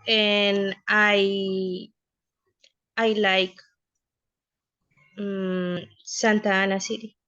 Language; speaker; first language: English; non-native, learner; Spanish